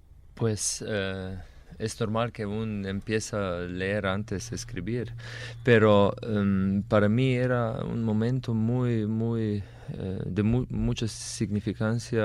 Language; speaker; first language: Spanish; non-native, fluent; Slovenian